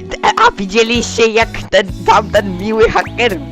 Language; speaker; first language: Polish; early bilingual, heritage; Polish